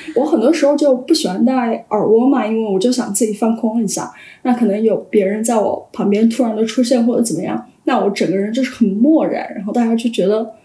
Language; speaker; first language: Chinese; native; Chinese